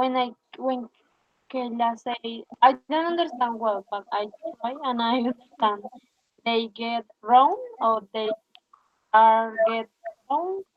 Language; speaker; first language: English; non-native, learner; Spanish